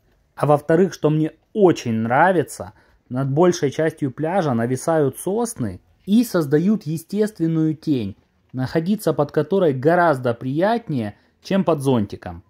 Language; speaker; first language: Russian; native; Russian